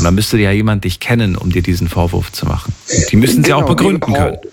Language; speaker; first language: German; native; German